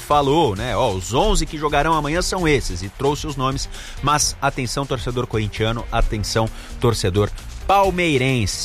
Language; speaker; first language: Portuguese; native; Portuguese